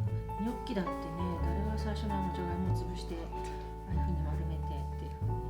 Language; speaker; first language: Japanese; native; Japanese